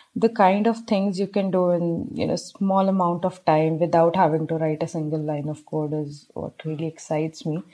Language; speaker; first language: English; non-native, local second language; Hindi